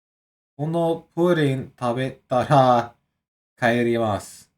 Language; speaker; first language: Japanese; non-native, learner; English